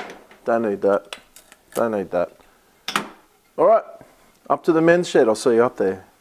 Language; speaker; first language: English; native; English